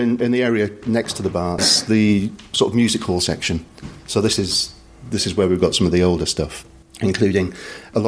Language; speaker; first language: English; native; English